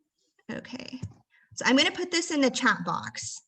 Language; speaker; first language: English; native; English